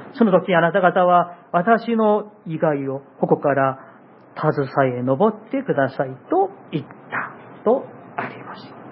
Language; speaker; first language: Japanese; non-native, fluent; Korean